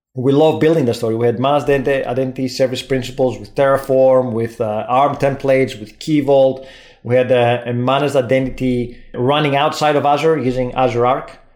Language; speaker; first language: English; non-native, fluent; Greek